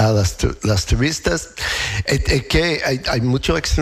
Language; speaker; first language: Spanish; non-native, learner; English